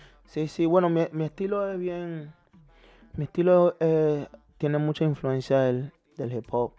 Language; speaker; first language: Spanish; early bilingual, heritage; Spanish